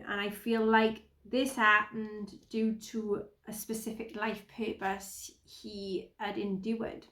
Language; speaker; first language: English; native; English